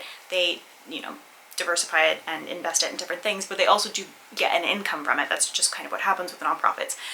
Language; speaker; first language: English; native; English